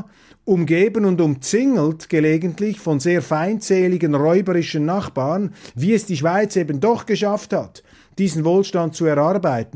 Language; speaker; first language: German; non-native, local second language; Swiss German